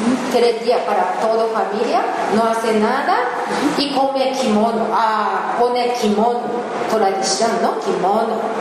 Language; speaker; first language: Spanish; non-native, learner; Japanese